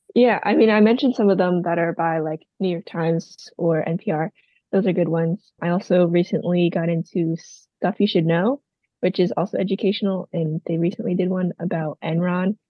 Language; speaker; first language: English; native; English